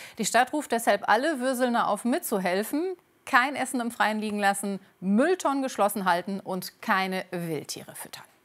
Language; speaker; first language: German; native; German